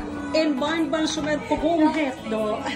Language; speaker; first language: Swedish; non-native, learner; Filipino